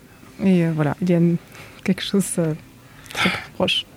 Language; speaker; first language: French; non-native, fluent; German